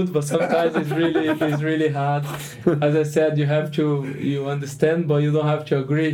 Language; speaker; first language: English; non-native, fluent; Portuguese